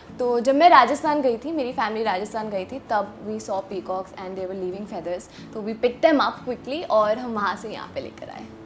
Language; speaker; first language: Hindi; early bilingual, heritage; Hindi